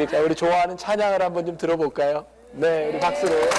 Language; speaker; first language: Korean; native; Korean